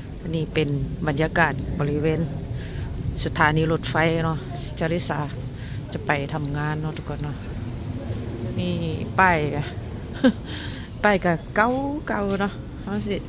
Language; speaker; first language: Thai; non-native, local second language; Northeastern Thai